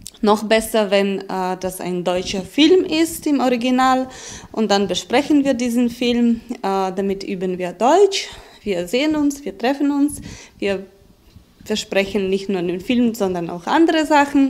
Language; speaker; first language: German; non-native, fluent; Ukrainian